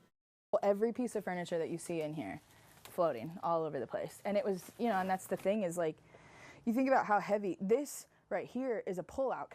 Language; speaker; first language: English; native; English